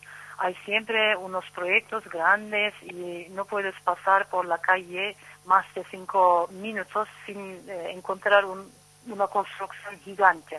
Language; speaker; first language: Spanish; non-native, fluent; Turkish